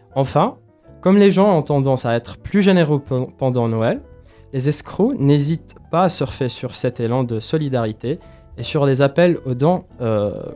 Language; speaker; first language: French; non-native, local second language; Arabic